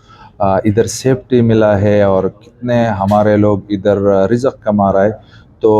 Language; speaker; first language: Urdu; non-native, local second language; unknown